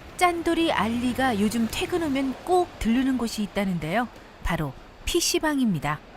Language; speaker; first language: Korean; native; Korean